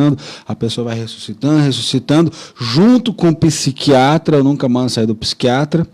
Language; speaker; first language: Portuguese; native; Portuguese